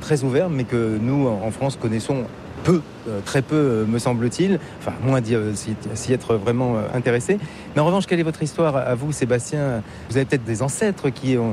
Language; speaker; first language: French; native; French